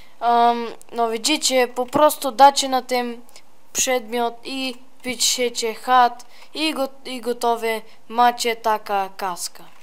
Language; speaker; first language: Polish; early bilingual, heritage; Polish